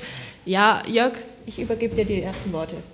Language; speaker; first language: German; native; German